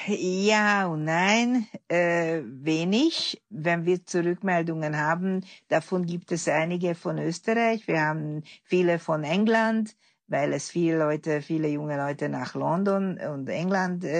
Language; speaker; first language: German; non-native, fluent; Hungarian